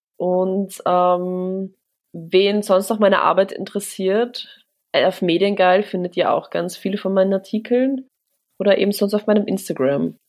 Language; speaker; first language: German; early bilingual, other home language; Polish